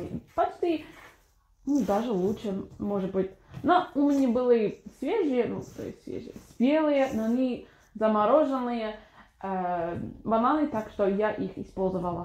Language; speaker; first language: Russian; non-native, fluent; English